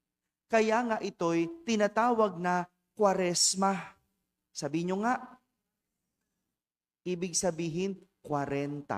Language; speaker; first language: Filipino; native; Filipino